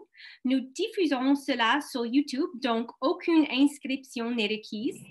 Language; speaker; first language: French; non-native, local second language; English